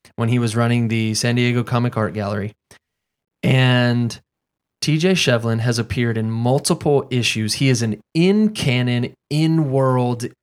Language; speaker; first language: English; native; English